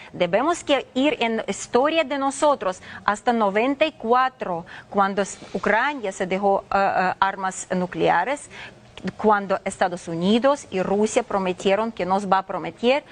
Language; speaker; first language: Spanish; non-native, fluent; Ukrainian